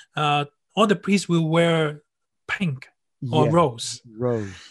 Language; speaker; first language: English; non-native, local second language; Cantonese